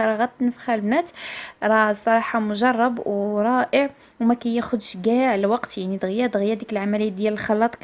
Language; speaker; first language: Arabic; native; Arabic